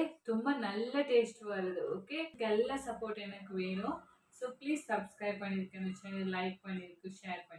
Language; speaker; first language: Tamil; non-native, learner; Kannada